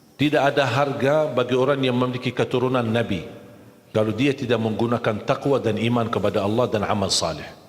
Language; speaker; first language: Malay; non-native, fluent; Arabic